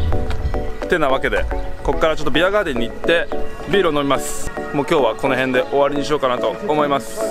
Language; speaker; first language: Japanese; native; Japanese